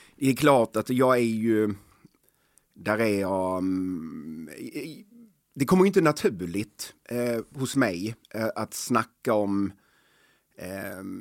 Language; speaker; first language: Swedish; native; Swedish